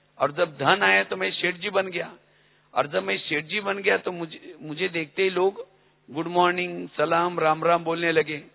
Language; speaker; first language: Hindi; non-native, local second language; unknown